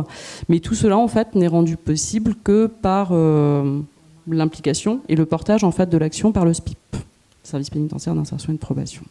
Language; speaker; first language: French; native; French